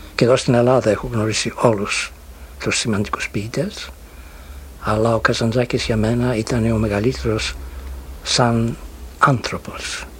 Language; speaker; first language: Greek; early bilingual, heritage; Greek